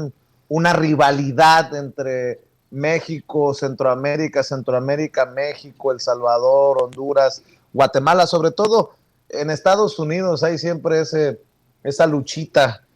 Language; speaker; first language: Spanish; native; Spanish